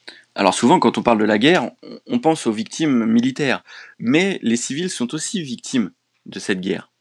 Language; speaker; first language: French; native; French